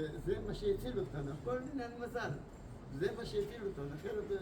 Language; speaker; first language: Hebrew; non-native, fluent; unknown